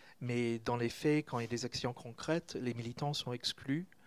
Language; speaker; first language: French; native; French